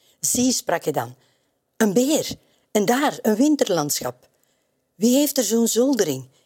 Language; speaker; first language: Dutch; native; Dutch